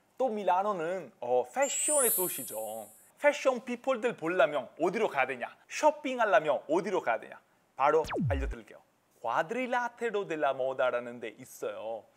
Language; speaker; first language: Korean; non-native, fluent; Italian